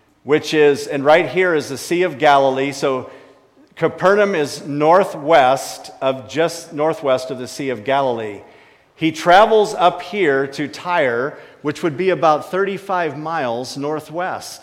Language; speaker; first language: English; native; English